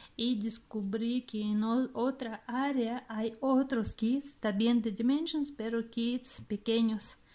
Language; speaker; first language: Spanish; non-native, fluent; Russian